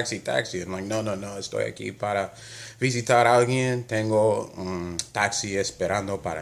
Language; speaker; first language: Spanish; non-native, learner; English